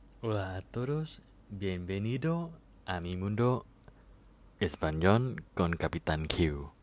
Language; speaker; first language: Spanish; non-native, fluent; Thai